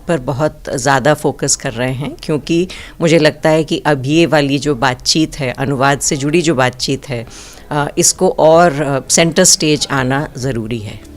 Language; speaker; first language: Hindi; native; Hindi